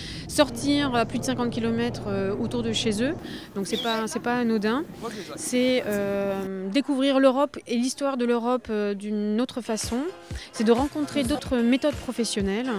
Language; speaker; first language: French; native; French